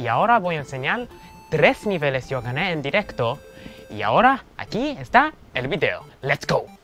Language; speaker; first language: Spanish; non-native, learner; English